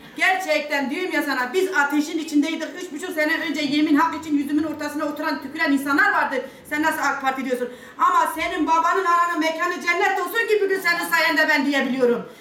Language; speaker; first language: Turkish; non-native, local second language; Kurdish